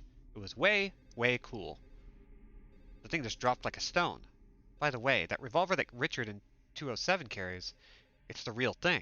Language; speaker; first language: English; native; English